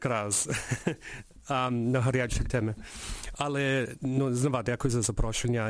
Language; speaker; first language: Ukrainian; early bilingual, heritage; Ukrainian